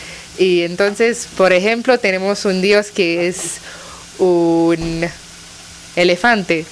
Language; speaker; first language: Spanish; non-native, learner; Tamil